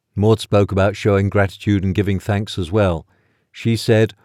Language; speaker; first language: English; native; English